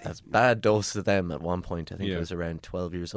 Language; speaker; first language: English; native; English